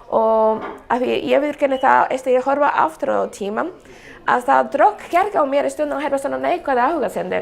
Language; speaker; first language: Icelandic; non-native, fluent; Spanish